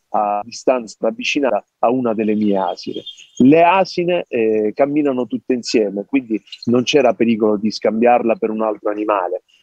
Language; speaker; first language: Italian; native; Italian